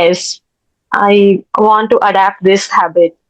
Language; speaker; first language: English; non-native, learner; Hindi